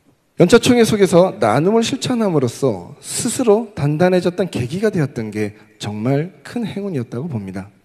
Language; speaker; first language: Korean; native; Korean